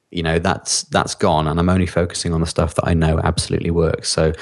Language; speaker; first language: English; native; English